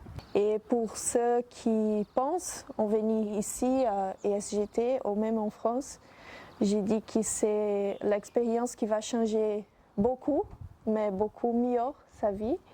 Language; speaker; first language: French; non-native, fluent; Portuguese